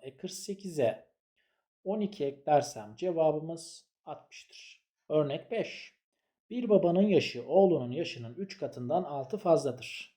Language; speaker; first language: Turkish; native; Turkish